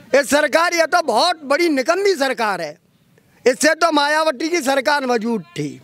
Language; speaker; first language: Hindi; native; Hindi